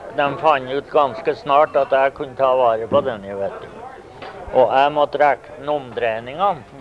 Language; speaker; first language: Norwegian; early bilingual, heritage; Norwegian